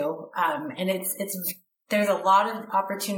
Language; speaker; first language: English; native; English